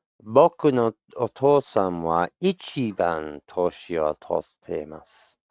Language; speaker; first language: Japanese; non-native, learner; English